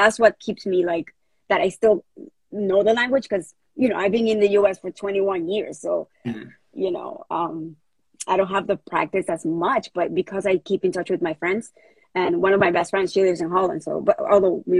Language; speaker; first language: English; early bilingual, other home language; Spanish